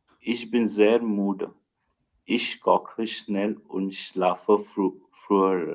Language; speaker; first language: German; non-native, learner; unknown